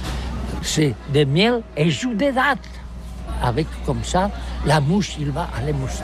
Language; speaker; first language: French; non-native, learner; Catalan